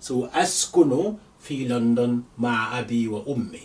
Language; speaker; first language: Arabic; non-native, fluent; English